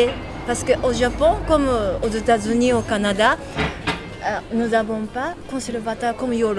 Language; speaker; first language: French; non-native, learner; Japanese